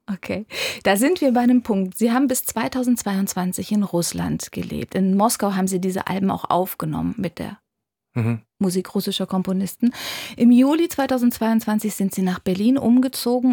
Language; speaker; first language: German; native; German